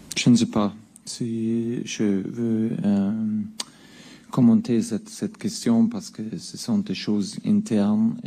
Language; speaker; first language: French; non-native, fluent; German